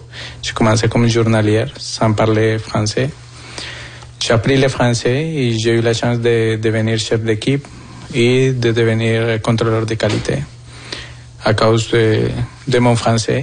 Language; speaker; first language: French; non-native, fluent; Spanish